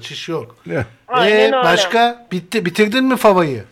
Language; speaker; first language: Turkish; native; Turkish